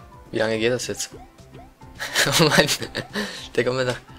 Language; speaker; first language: German; native; German